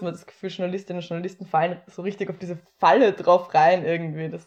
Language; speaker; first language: German; native; German